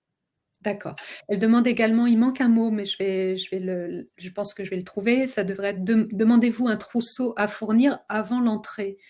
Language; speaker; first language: French; native; French